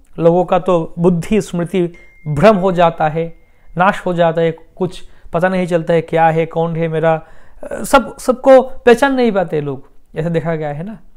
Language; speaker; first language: Hindi; non-native, local second language; Bangla